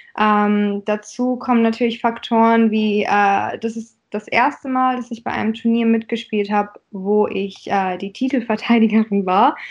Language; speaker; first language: German; early bilingual, other home language; Russian